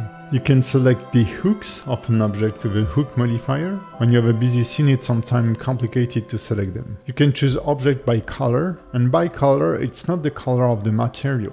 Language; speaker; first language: English; non-native, fluent; French